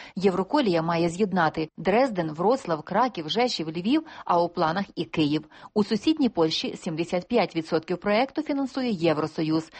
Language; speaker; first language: Ukrainian; native; Ukrainian